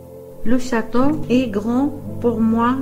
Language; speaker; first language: French; non-native, learner; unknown